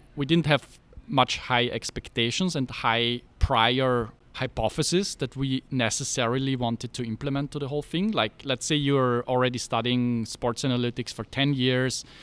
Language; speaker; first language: English; non-native, fluent; German